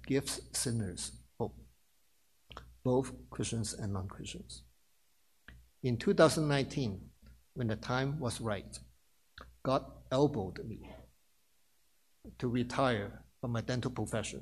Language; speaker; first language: English; non-native, local second language; Cantonese